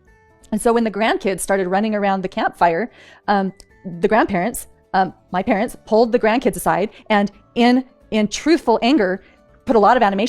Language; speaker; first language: English; native; English